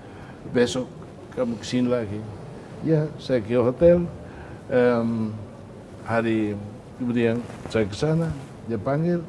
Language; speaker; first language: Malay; non-native, fluent; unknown